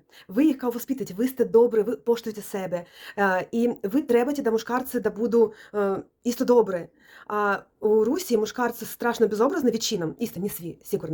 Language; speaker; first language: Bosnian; non-native, learner; Russian